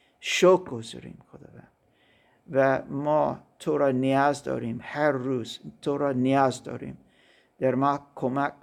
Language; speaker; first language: Persian; non-native, learner; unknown